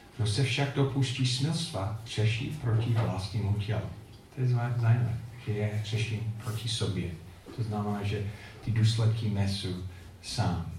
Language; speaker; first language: Czech; non-native, fluent; English